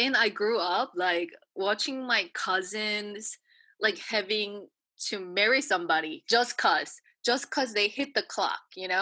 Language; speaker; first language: English; native; English